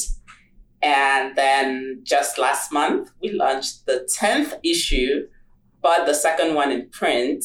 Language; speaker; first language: English; non-native, local second language; Igbo